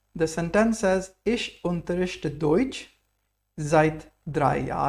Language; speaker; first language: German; non-native, fluent; English